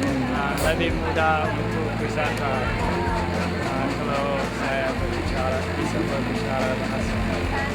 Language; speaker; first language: Indonesian; non-native, learner; Japanese